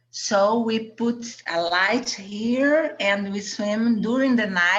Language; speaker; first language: English; non-native, learner; Portuguese